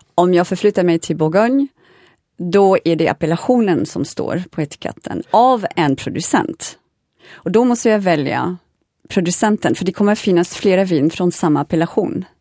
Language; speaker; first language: Swedish; non-native, fluent; French